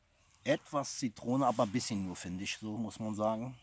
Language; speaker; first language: German; non-native, fluent; English